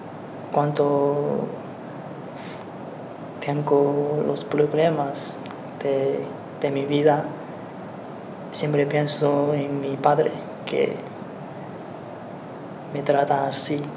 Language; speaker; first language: Spanish; non-native, learner; Chinese